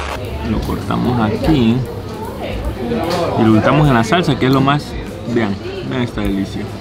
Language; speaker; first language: Spanish; native; Spanish